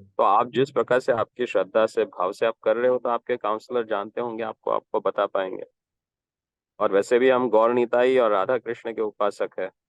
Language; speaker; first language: Hindi; non-native, local second language; Marathi